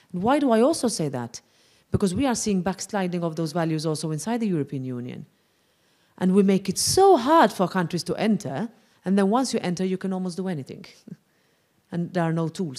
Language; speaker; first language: English; non-native, local second language; Maltese